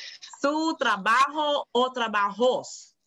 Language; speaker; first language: Spanish; non-native, learner; English